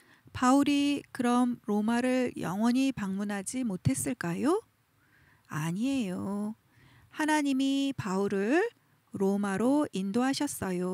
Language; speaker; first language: Korean; native; Korean